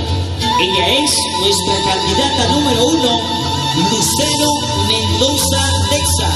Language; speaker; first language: Spanish; native; Spanish